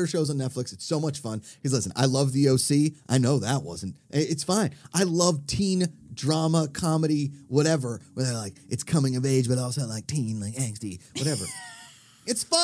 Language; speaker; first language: English; native; English